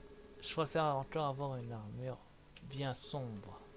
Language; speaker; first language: French; native; French